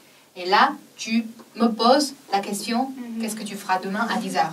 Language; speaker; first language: French; non-native, fluent; Chinese